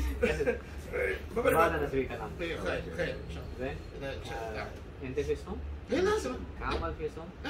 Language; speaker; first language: Arabic; non-native, learner; Urdu